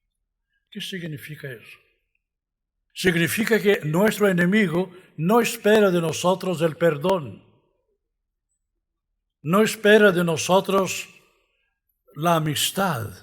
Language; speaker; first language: Spanish; non-native, fluent; Portuguese